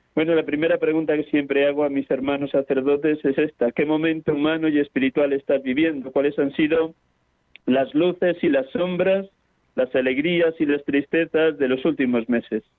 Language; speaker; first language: Spanish; native; Spanish